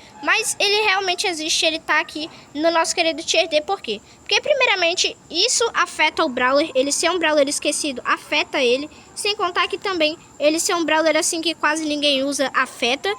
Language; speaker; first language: Portuguese; native; Portuguese